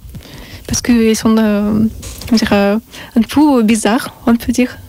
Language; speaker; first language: French; non-native, learner; Russian